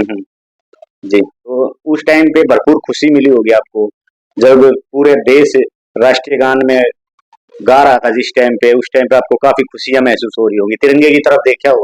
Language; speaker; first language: Hindi; native; Hindi